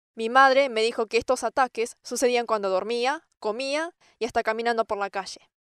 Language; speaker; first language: Spanish; non-native, fluent; English